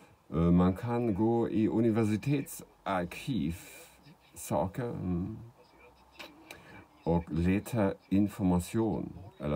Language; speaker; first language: Swedish; non-native, fluent; German